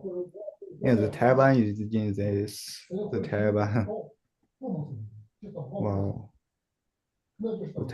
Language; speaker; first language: English; non-native, learner; Chinese